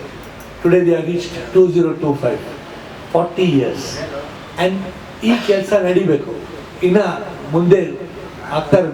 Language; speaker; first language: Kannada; non-native, local second language; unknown